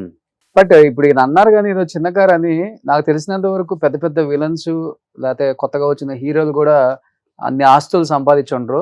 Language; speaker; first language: Telugu; native; Telugu